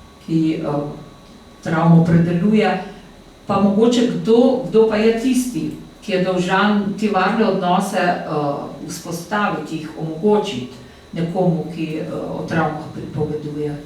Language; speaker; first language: Slovenian; native; Slovenian